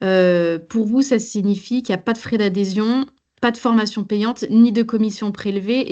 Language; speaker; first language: French; native; French